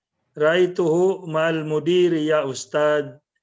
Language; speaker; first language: Arabic; non-native, learner; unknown